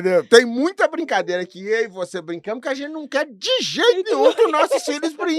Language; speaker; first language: Portuguese; native; Portuguese